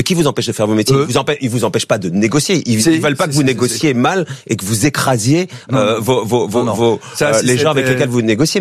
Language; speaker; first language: French; native; French